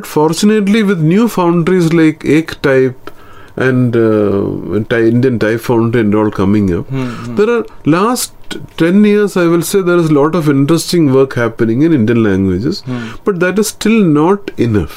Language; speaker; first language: English; non-native, local second language; Malayalam